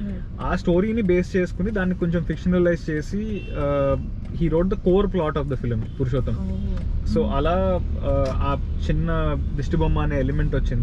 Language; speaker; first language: Telugu; native; Telugu